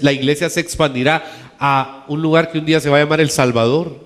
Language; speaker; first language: Spanish; native; Spanish